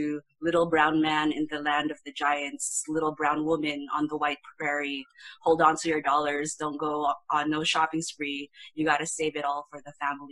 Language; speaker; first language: English; non-native, local second language; Filipino